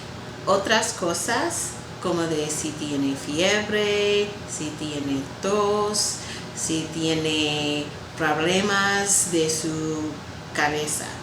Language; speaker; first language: Spanish; non-native, learner; English